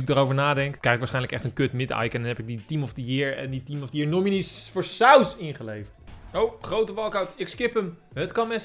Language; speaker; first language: Dutch; native; Dutch